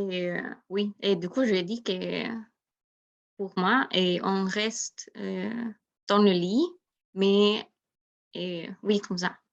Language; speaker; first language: French; non-native, learner; Spanish